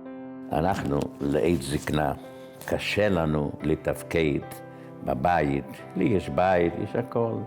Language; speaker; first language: Hebrew; non-native, fluent; Yiddish